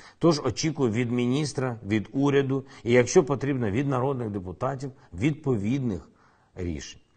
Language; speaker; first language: Ukrainian; non-native, local second language; Russian